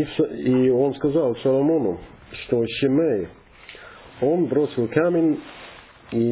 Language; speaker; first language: Russian; non-native, learner; English